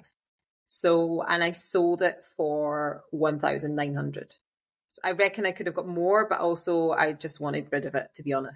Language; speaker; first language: English; native; English